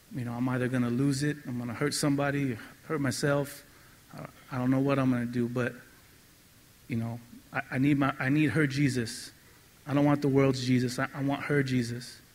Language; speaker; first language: English; native; English